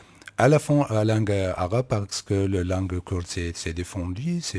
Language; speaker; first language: French; non-native, learner; Kurdish